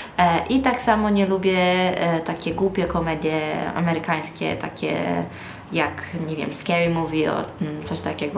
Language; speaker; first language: Polish; early bilingual, heritage; Polish